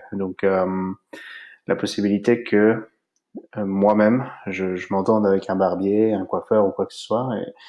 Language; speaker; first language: French; native; French